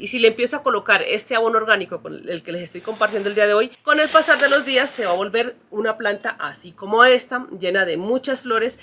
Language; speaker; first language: Spanish; native; Spanish